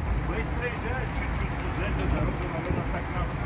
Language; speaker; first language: Russian; non-native, learner; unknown